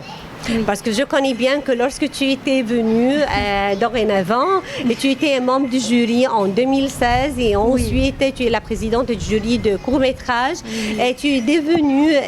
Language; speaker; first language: French; non-native, fluent; Arabic